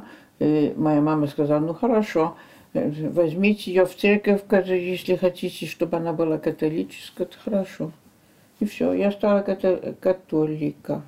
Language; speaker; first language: Russian; early bilingual, heritage; French